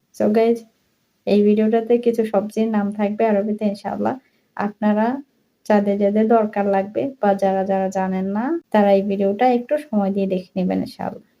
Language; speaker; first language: Bangla; early bilingual, heritage; Arabic